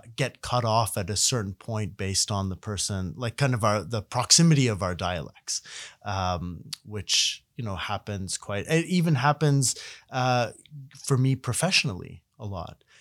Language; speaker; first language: English; native; English